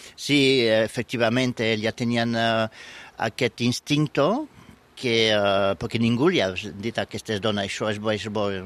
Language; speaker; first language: Catalan; non-native, fluent; French